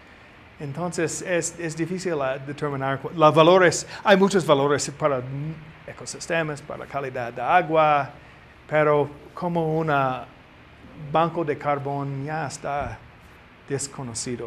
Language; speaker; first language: Spanish; non-native, learner; English